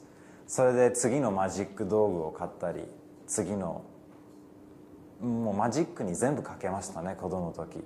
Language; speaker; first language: Japanese; early bilingual, heritage; English